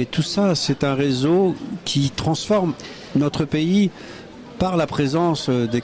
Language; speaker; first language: French; native; French